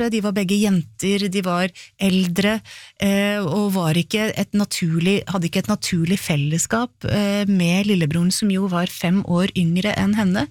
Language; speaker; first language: Norwegian; native; Norwegian